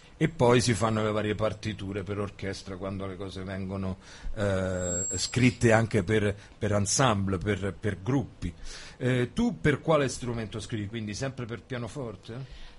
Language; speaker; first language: Italian; native; Italian